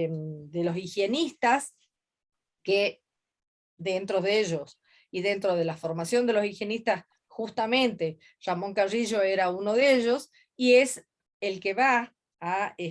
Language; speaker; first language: Spanish; native; Spanish